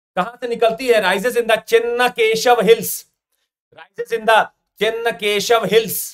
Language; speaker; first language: Hindi; native; Hindi